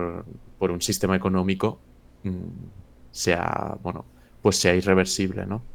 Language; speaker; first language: Spanish; native; Spanish